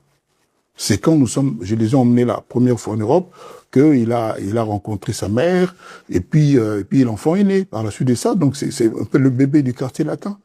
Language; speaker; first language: French; non-native, local second language; Lingala